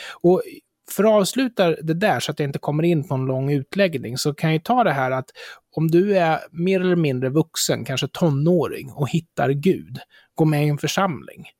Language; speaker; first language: Swedish; native; Swedish